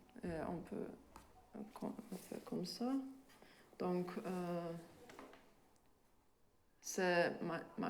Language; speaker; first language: French; non-native, fluent; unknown